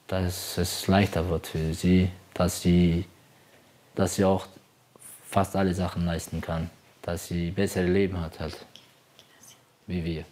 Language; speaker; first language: German; non-native, fluent; Turkish